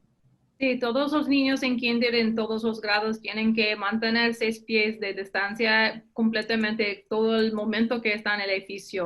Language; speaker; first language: Spanish; early bilingual, heritage; English